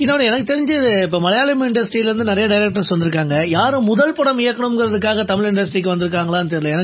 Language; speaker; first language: Tamil; native; Tamil